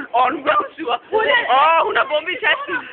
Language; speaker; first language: Danish; early bilingual, other home language; Turkish